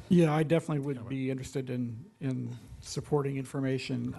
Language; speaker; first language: English; native; English